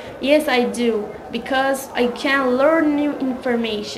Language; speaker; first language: English; non-native, learner; Uzbek